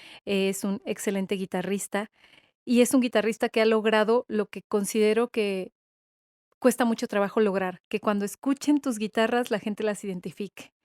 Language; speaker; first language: Spanish; native; Spanish